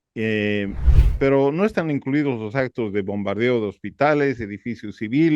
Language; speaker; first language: Spanish; native; Spanish